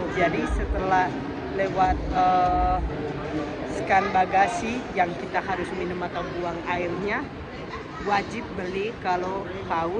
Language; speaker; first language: Indonesian; non-native, fluent; Spanish